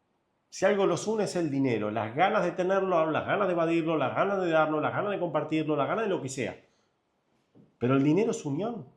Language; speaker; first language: Spanish; native; Spanish